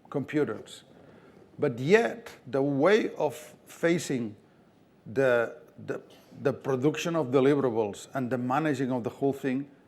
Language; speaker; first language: English; non-native, fluent; Catalan